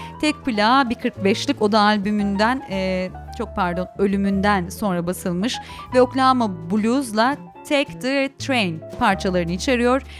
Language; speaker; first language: Turkish; native; Turkish